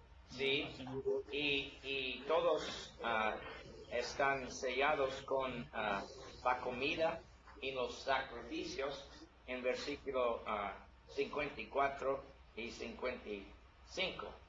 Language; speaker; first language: Spanish; non-native, learner; English